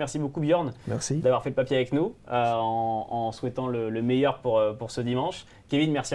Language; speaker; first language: French; native; French